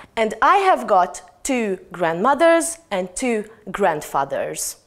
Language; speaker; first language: English; non-native, fluent; Hungarian